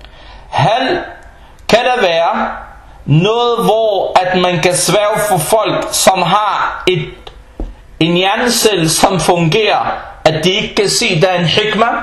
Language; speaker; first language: Danish; non-native, fluent; Arabic